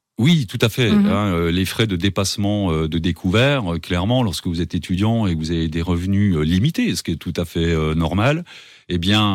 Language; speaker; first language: French; native; French